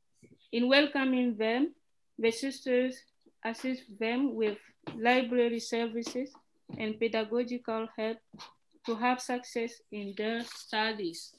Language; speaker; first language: English; non-native, fluent; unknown